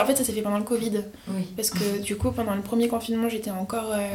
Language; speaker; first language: French; native; French